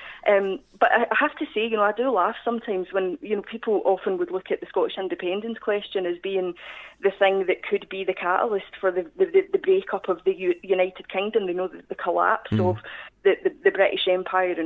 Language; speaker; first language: English; native; English